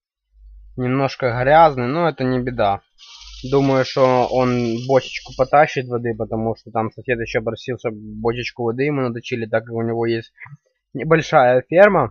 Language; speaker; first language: Russian; native; Russian